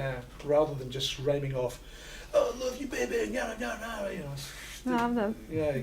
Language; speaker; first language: English; native; English